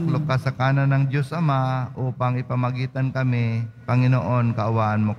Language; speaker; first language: Filipino; native; Filipino